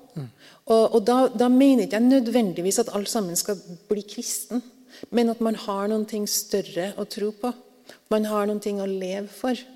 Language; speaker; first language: Norwegian; native; Norwegian